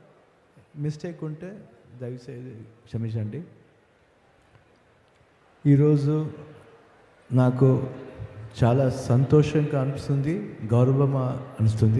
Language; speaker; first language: Telugu; non-native, learner; Kannada